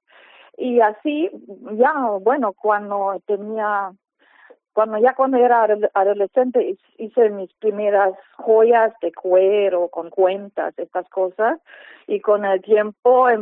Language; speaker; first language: Spanish; non-native, fluent; German